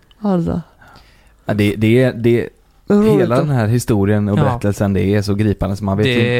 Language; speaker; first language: Swedish; native; Swedish